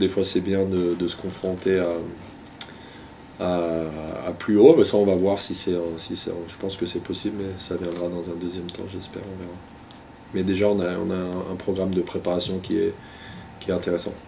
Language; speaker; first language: French; native; French